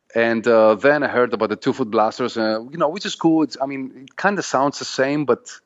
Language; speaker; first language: English; non-native, fluent; Greek